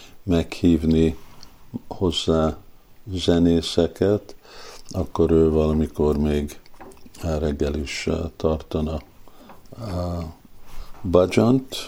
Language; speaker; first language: Hungarian; early bilingual, heritage; Hungarian